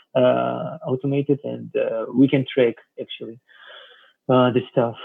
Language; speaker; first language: English; non-native, fluent; Georgian